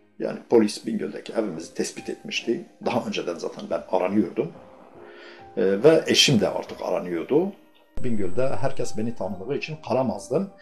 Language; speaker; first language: Turkish; non-native, local second language; Kurdish